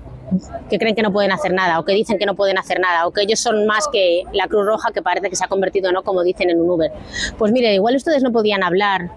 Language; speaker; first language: Spanish; native; Spanish